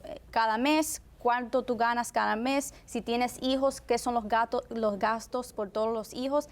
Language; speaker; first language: Spanish; early bilingual, heritage; Spanish